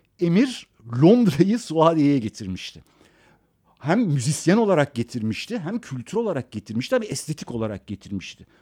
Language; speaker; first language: Turkish; early bilingual, other home language; Persian